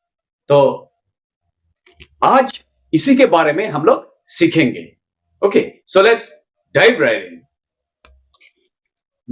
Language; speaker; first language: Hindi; non-native, local second language; Bangla